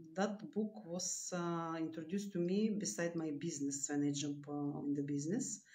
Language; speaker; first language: English; non-native, learner; Bulgarian